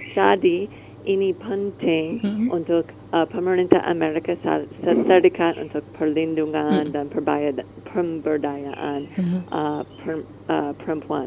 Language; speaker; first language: Indonesian; non-native, learner; English